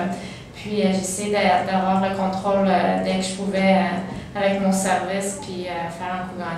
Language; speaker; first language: French; native; French